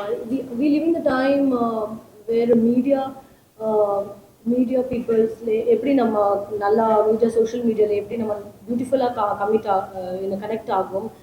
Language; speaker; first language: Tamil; non-native, learner; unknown